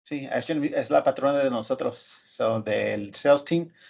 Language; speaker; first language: Spanish; early bilingual, heritage; Spanish